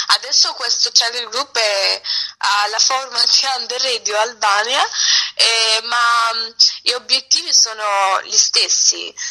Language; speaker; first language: Italian; non-native, fluent; Albanian